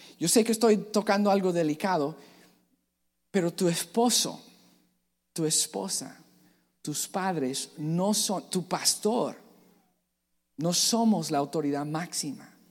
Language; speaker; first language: Spanish; native; Spanish